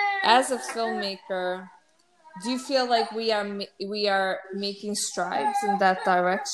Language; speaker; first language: English; native; English